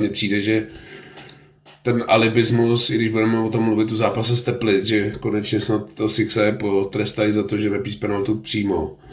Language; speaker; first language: Czech; native; Czech